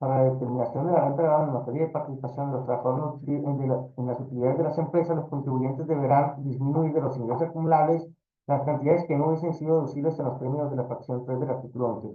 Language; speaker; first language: Spanish; native; Spanish